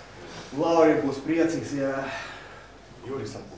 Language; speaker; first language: Latvian; non-native, local second language; Russian